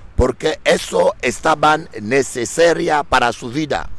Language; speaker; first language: Spanish; non-native, learner; French